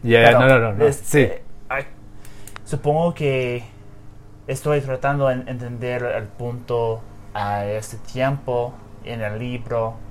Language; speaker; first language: Spanish; non-native, learner; English